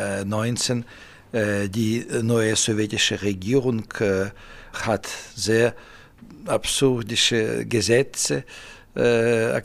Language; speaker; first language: German; non-native, fluent; Russian